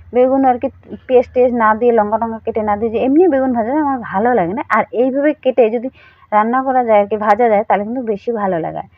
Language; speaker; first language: Bangla; non-native, local second language; Rangpuri